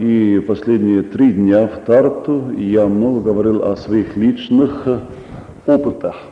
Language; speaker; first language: Russian; non-native, local second language; Estonian